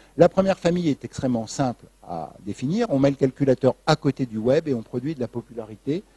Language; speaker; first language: French; native; French